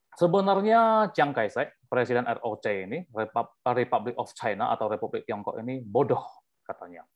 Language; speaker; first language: Indonesian; native; Indonesian